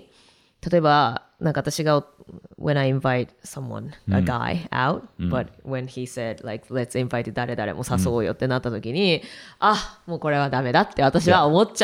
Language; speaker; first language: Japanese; native; Japanese